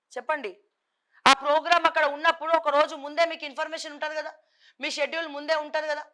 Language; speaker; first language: Telugu; native; Telugu